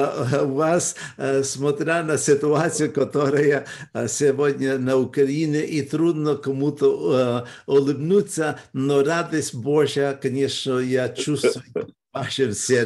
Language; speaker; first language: Russian; early bilingual, heritage; Russian